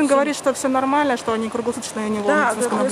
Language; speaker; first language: Russian; native; Russian